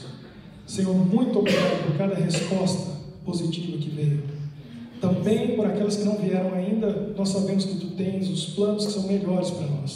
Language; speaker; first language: Portuguese; native; Portuguese